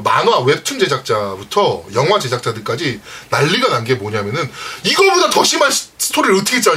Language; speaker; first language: Korean; native; Korean